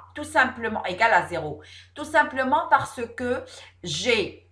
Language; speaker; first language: French; non-native, local second language; Arabic